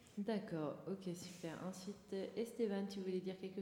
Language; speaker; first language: French; native; French